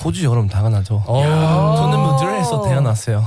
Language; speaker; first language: Korean; non-native, learner; English